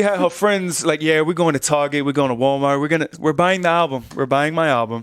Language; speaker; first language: English; native; English